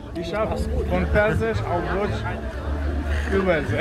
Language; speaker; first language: German; non-native, learner; Persian